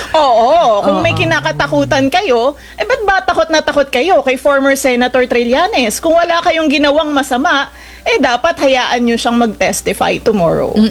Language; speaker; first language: Filipino; native; Filipino